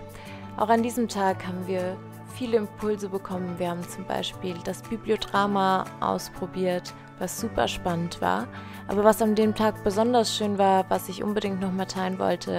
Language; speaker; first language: German; native; German